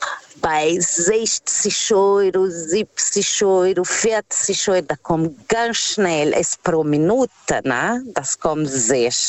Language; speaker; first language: German; non-native, learner; Portuguese